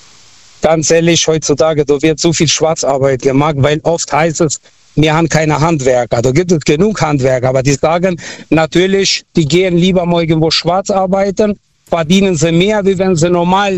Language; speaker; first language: German; non-native, local second language; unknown